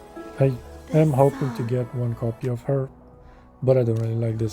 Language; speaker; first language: English; native; English